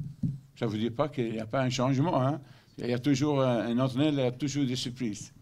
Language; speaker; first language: French; non-native, learner; Dutch